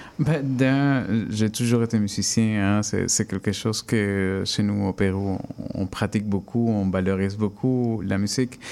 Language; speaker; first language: French; non-native, fluent; Spanish